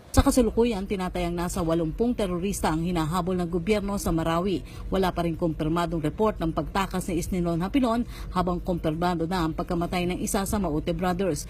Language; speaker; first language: Filipino; native; Filipino